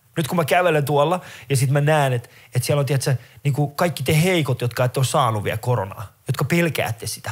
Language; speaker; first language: Finnish; early bilingual, other home language; Persian